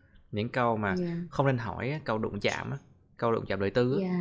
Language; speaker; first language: Vietnamese; native; Vietnamese